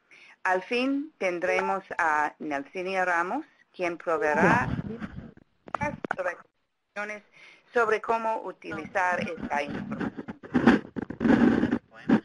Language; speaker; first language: Spanish; non-native, fluent; English